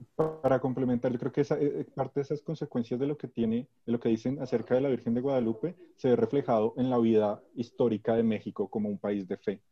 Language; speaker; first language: Spanish; native; Spanish